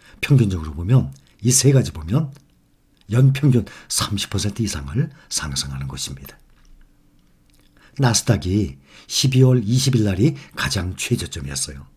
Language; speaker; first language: Korean; native; Korean